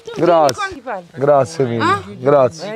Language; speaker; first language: Italian; native; Italian